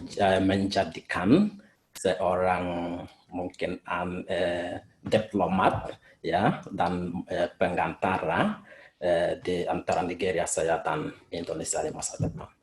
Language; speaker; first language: Indonesian; non-native, fluent; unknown